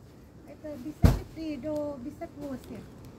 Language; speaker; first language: Russian; non-native, learner; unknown